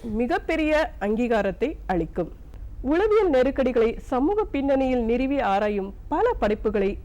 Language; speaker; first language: Tamil; native; Tamil